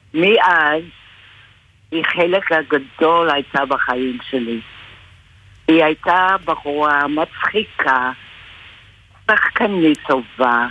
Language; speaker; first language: Hebrew; non-native, fluent; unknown